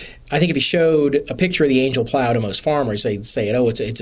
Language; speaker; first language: English; native; English